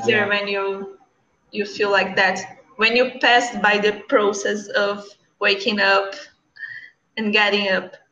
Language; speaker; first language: English; non-native, learner; Portuguese